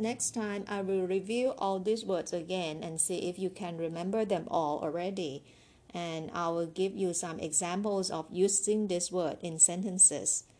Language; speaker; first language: English; non-native, fluent; Chinese